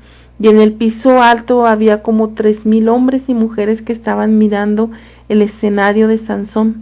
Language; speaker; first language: Spanish; native; Spanish